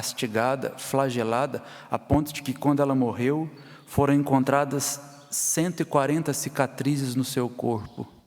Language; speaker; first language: Portuguese; native; Portuguese